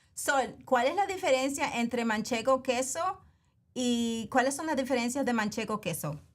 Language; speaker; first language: Spanish; non-native, learner; English